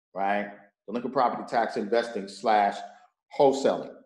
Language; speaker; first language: English; native; English